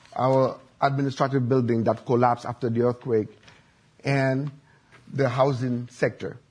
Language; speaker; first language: English; non-native, learner; Haitian Creole